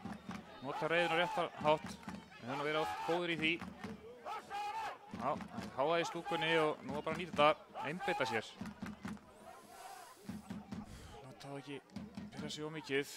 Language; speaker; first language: Icelandic; native; Icelandic